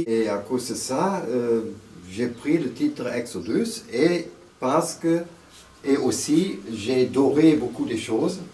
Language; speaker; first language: French; non-native, fluent; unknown